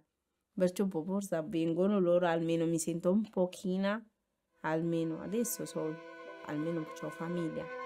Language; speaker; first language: Italian; non-native, learner; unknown